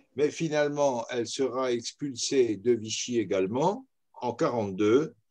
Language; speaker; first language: French; native; French